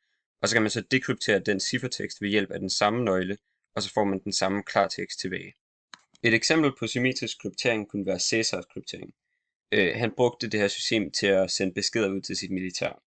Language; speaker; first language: Danish; native; Danish